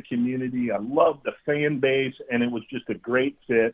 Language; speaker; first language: English; native; English